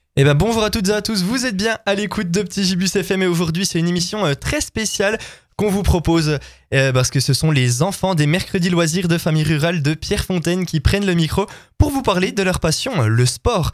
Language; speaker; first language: French; native; French